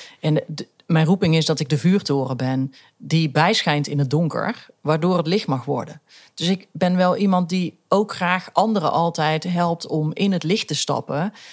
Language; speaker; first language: Dutch; native; Dutch